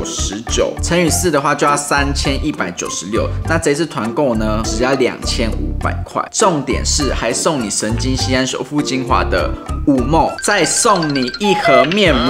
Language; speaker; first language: Chinese; native; Chinese